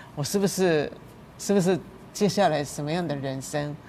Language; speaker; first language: Chinese; non-native, fluent; Japanese